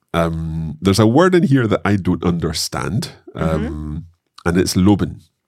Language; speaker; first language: English; native; English